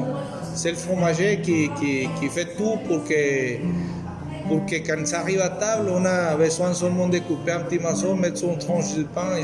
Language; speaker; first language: French; non-native, fluent; Spanish